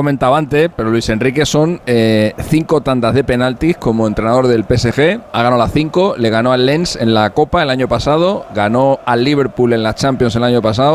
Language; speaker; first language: Spanish; native; Spanish